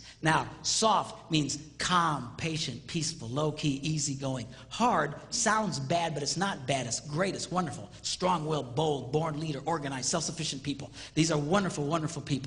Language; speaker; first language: English; native; English